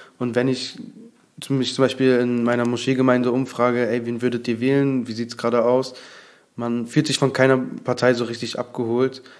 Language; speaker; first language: German; early bilingual, other home language; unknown